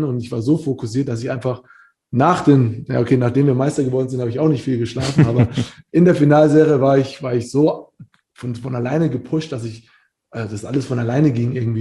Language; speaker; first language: German; native; German